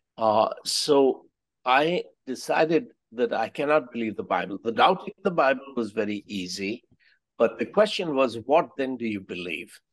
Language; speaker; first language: English; non-native, local second language; Hindi